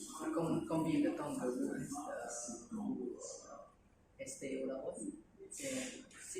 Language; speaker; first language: French; non-native, learner; Lao